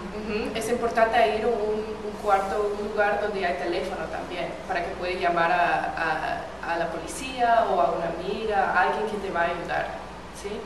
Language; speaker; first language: Spanish; non-native, fluent; English